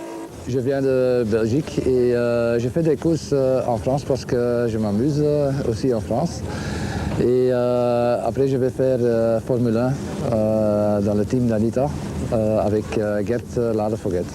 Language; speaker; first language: French; non-native, local second language; Dutch